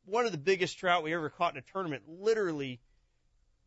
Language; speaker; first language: English; native; English